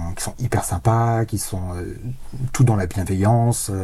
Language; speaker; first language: French; native; French